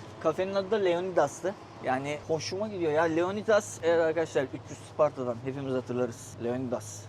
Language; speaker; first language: Turkish; native; Turkish